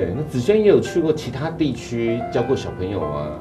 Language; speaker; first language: Chinese; native; Chinese